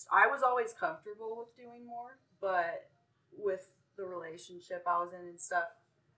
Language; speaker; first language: English; native; English